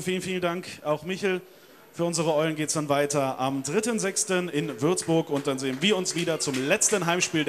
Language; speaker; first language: German; native; German